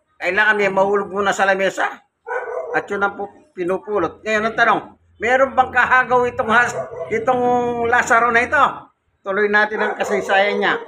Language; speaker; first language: Filipino; non-native, local second language; Pampanga